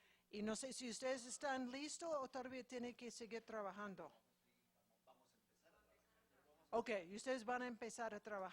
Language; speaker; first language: Spanish; non-native, fluent; English